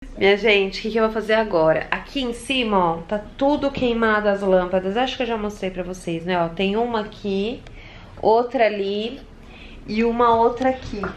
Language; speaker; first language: Portuguese; native; Portuguese